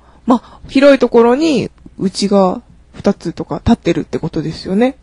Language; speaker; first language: Japanese; native; Japanese